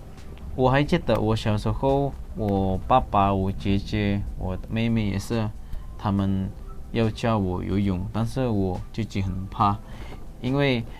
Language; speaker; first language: Chinese; early bilingual, heritage; Indonesian